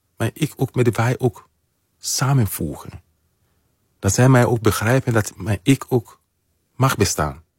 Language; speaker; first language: Dutch; non-native, fluent; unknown